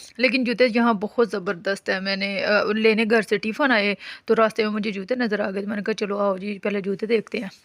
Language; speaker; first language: Urdu; non-native, local second language; Punjabi